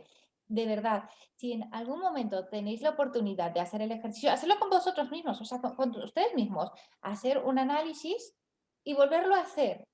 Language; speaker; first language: Spanish; native; Spanish